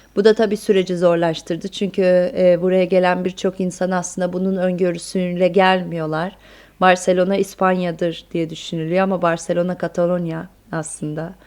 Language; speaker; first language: Turkish; native; Turkish